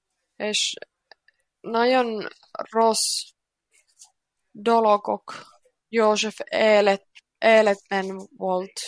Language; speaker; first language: Hungarian; non-native, learner; Finnish